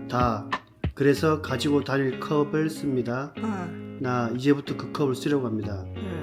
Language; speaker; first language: Korean; native; Korean